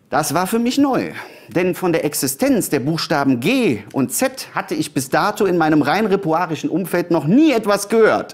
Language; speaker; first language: German; native; German